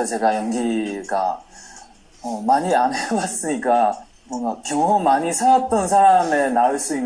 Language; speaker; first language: Korean; non-native, fluent; Chinese